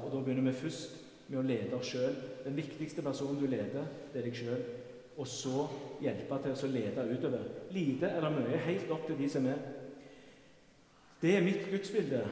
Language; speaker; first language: Norwegian; native; Norwegian